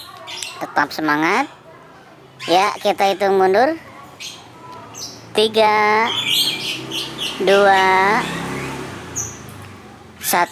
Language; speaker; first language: Indonesian; native; Indonesian